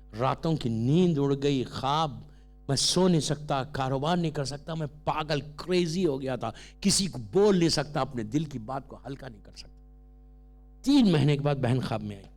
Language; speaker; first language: Urdu; native; Urdu